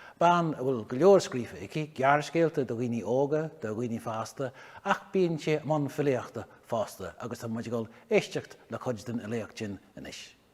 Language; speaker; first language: Irish; native; Irish